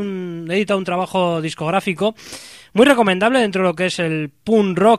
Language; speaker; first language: Spanish; native; Spanish